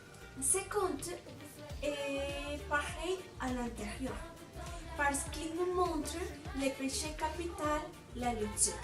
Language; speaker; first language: French; non-native, fluent; Spanish